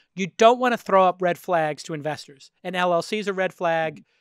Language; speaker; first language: English; native; English